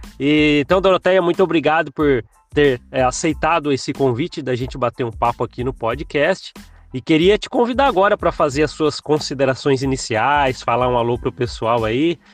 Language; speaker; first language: Portuguese; native; Portuguese